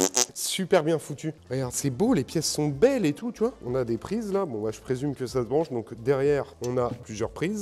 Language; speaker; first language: French; native; French